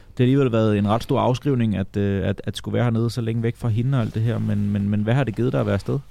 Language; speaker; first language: Danish; native; Danish